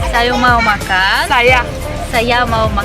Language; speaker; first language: Indonesian; non-native, learner; Russian